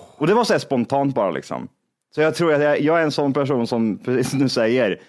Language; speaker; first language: Swedish; early bilingual, other home language; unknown